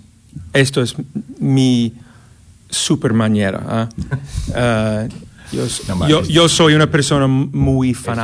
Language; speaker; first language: Spanish; non-native, fluent; English